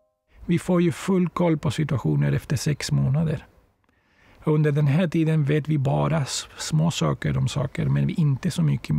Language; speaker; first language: Swedish; non-native, fluent; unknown